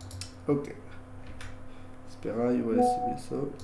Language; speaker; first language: Spanish; non-native, learner; French